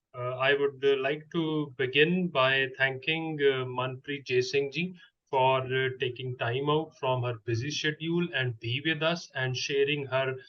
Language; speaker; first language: English; non-native, local second language; Punjabi